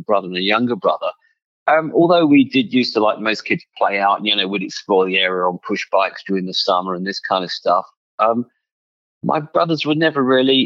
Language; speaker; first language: English; native; English